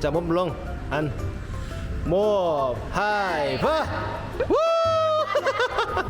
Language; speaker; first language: Korean; native; Korean